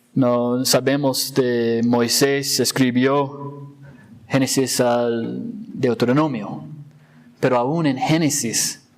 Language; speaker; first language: Spanish; non-native, fluent; English